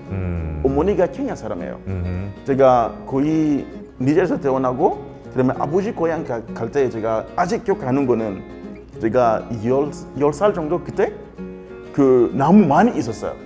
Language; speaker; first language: Korean; non-native, learner; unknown